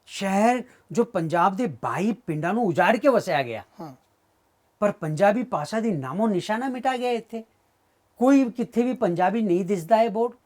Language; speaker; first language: Punjabi; non-native, fluent; Marathi